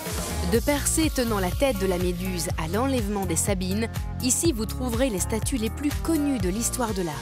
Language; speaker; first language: French; native; French